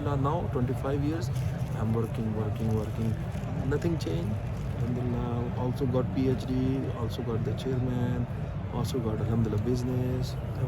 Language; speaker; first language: English; non-native, learner; Urdu